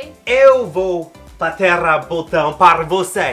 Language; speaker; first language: Portuguese; non-native, learner; English